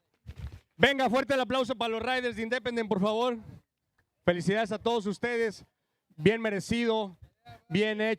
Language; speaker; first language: Spanish; native; Spanish